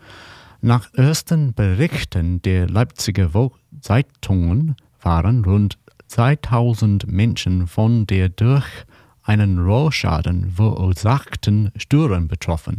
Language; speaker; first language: German; non-native, learner; English